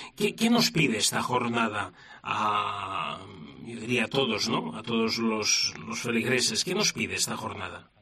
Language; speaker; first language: Spanish; non-native, local second language; Catalan